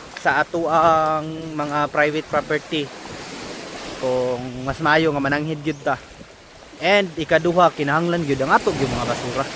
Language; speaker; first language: Cebuano; native; Cebuano